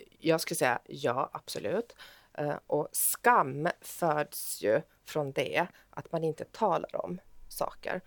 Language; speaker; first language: Swedish; native; Swedish